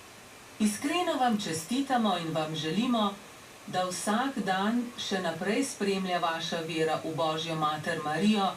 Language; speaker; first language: Slovenian; native; Slovenian